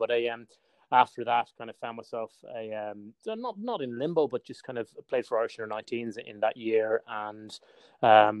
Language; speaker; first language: English; native; English